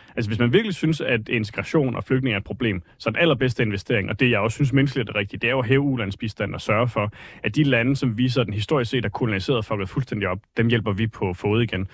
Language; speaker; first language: Danish; native; Danish